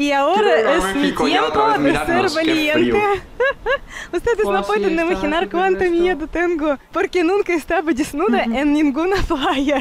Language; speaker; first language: Spanish; non-native, fluent; Russian